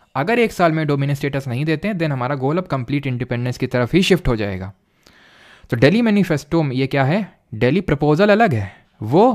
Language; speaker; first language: Hindi; native; Hindi